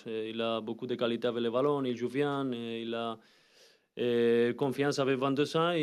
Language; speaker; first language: French; non-native, learner; Spanish